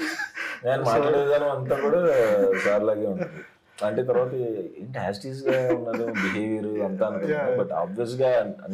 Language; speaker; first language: Telugu; native; Telugu